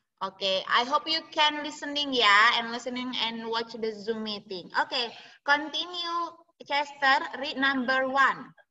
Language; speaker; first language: English; non-native, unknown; Indonesian